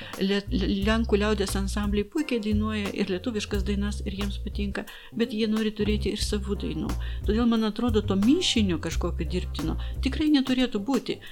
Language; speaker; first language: Lithuanian; non-native, local second language; Polish